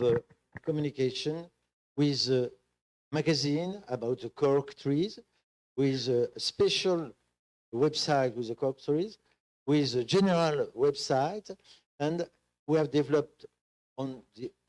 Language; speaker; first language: English; non-native, fluent; French